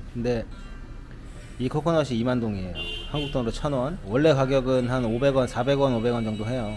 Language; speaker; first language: Korean; native; Korean